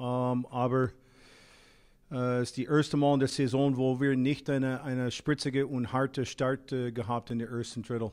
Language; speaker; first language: German; non-native, fluent; English